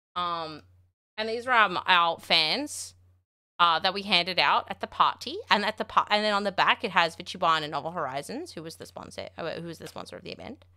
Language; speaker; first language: English; native; English